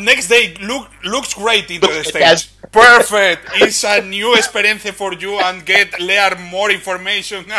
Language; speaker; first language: English; non-native, learner; Spanish